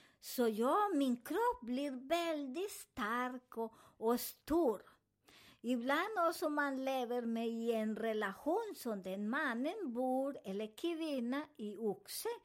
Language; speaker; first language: Swedish; non-native, fluent; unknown